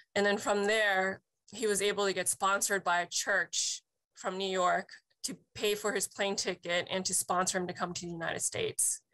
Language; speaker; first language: English; native; English